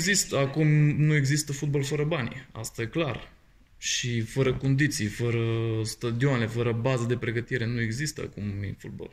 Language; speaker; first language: Romanian; non-native, fluent; Bulgarian